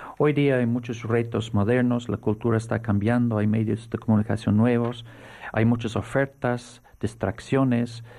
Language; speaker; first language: Spanish; non-native, fluent; English